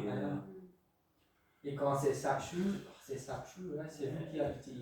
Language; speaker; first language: French; non-native, local second language; Dutch